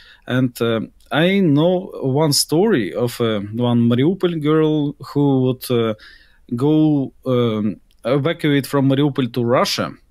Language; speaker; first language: English; non-native, fluent; Russian